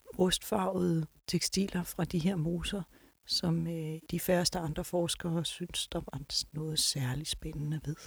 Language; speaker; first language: Danish; native; Danish